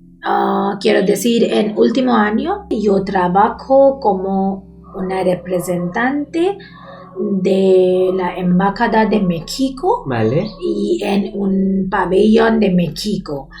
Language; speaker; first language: Spanish; non-native, learner; Bangla